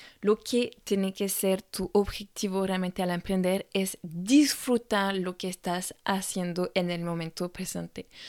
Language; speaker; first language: Spanish; non-native, fluent; French